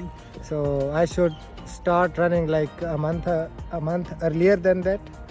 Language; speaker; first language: English; non-native, local second language; Urdu